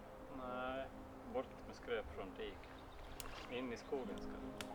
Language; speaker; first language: Swedish; native; Swedish